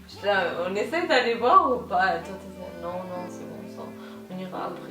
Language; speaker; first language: French; native; French